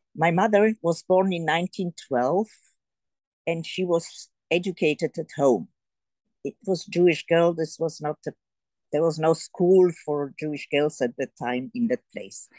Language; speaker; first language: English; early bilingual, heritage; Polish